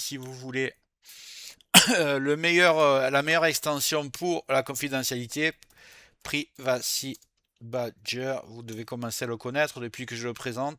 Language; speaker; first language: French; native; French